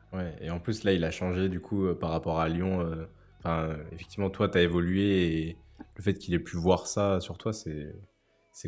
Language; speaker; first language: French; native; French